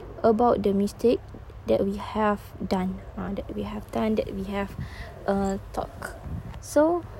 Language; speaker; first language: English; non-native, learner; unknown